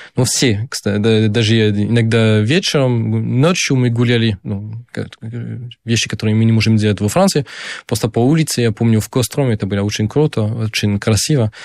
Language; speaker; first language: Russian; non-native, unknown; French